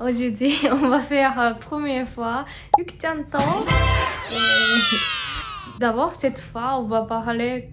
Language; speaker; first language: French; non-native, learner; Japanese